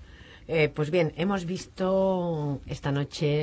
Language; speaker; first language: Spanish; native; Spanish